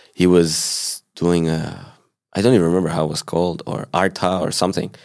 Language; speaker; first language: English; early bilingual, other home language; Hebrew